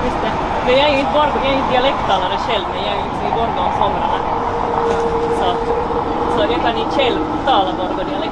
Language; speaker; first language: Swedish; native; Swedish